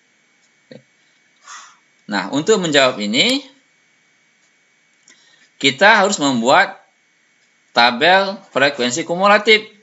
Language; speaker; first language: Indonesian; native; Indonesian